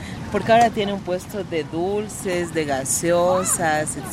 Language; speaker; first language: Spanish; native; Spanish